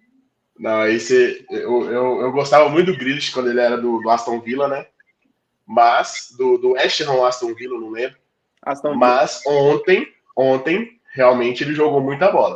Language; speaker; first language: Portuguese; native; Portuguese